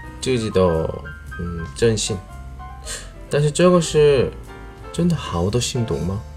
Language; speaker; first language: Chinese; non-native, learner; Korean